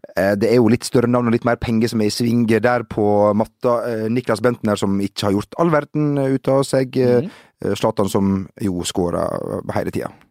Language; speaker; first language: Norwegian; native; Norwegian